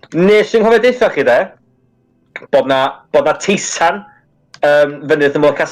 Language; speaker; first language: Welsh; native; Welsh